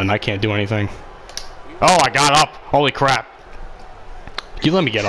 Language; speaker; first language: English; native; English